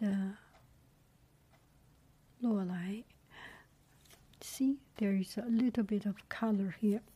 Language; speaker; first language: English; non-native, fluent; Chinese